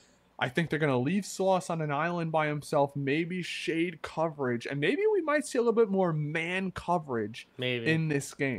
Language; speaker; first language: English; native; English